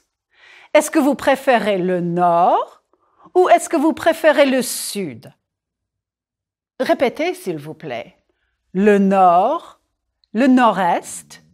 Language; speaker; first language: French; non-native, fluent; English